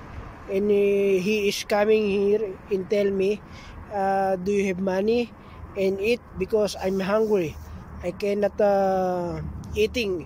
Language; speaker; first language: English; non-native, local second language; Filipino